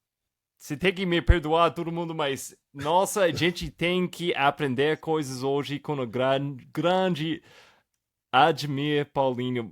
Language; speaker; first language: Portuguese; non-native, fluent; English